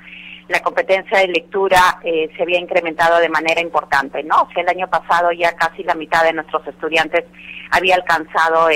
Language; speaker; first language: Spanish; native; Spanish